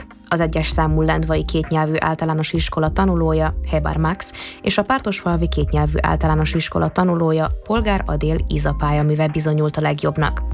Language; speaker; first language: Hungarian; native; Hungarian